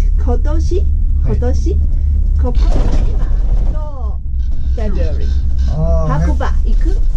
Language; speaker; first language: Japanese; non-native, learner; Chinese